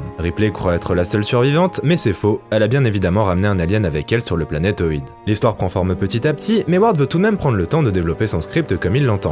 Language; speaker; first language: French; native; French